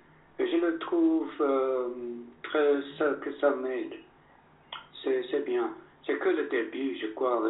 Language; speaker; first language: French; non-native, fluent; English